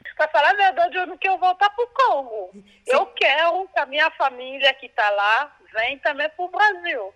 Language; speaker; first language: Portuguese; non-native, fluent; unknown